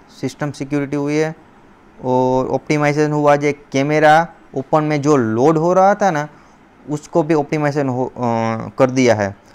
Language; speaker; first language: Hindi; non-native, local second language; Gujarati